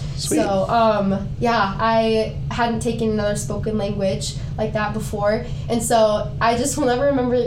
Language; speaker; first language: English; native; English